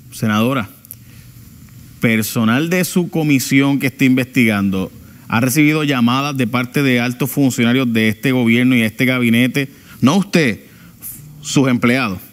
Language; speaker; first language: Spanish; native; Spanish